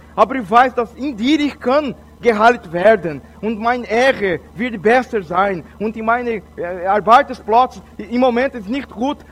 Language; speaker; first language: German; non-native, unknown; Portuguese